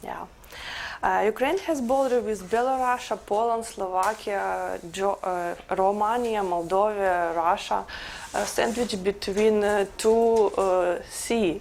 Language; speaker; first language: English; non-native, learner; Ukrainian